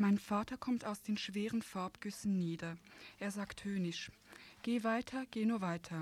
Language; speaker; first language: German; native; German